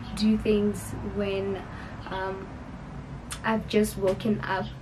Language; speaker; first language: English; non-native, local second language; Northern Sotho